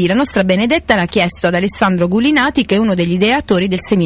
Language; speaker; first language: Italian; native; Italian